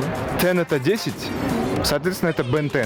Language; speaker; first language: Russian; native; Russian